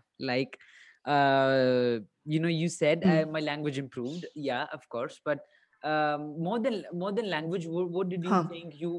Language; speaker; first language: English; non-native, local second language; Hindi